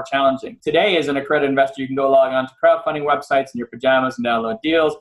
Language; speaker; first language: English; native; English